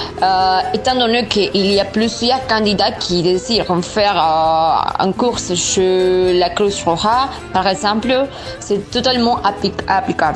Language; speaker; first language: French; non-native, learner; Spanish